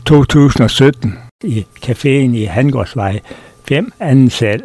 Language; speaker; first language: Danish; native; Danish